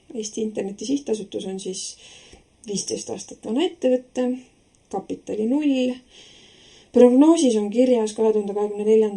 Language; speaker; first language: Estonian; native; Estonian